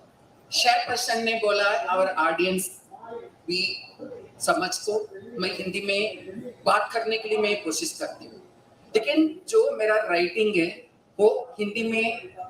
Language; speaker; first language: Hindi; non-native, local second language; Tamil